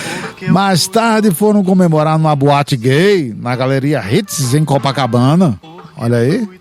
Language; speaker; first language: Portuguese; native; Portuguese